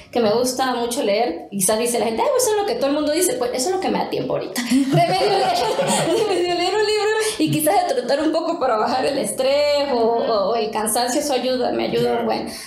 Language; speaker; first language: Spanish; native; Spanish